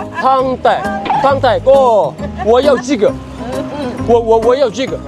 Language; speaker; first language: Chinese; non-native, learner; Thai